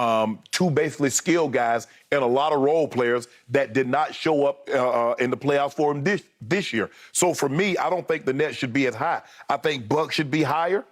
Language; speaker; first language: English; native; English